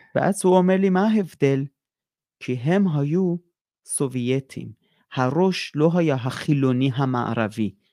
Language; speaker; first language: Hebrew; non-native, fluent; Persian